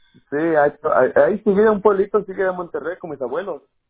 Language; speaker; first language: Spanish; early bilingual, heritage; Spanish